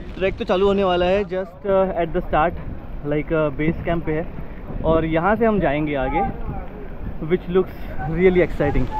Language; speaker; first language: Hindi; non-native, local second language; Marathi